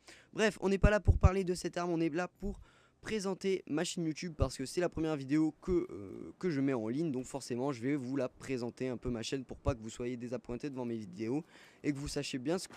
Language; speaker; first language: French; native; French